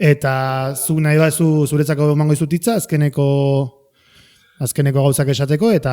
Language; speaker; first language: Basque; native; Basque